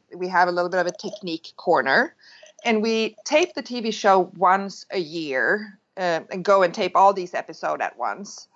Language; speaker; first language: English; non-native, fluent; Swedish